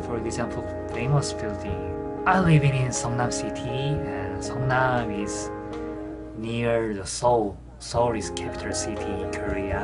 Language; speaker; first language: English; non-native, learner; Korean